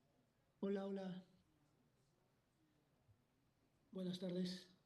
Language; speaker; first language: Spanish; native; Spanish